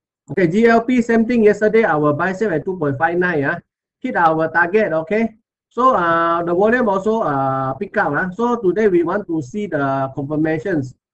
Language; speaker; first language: English; non-native, local second language; Chinese